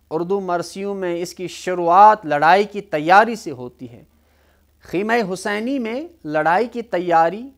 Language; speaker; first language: Urdu; non-native, local second language; Kashmiri